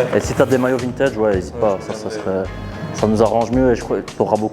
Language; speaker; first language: French; native; French